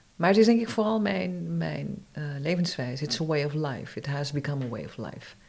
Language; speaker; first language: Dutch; early bilingual, other home language; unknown